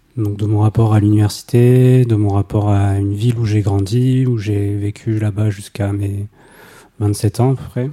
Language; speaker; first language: French; native; French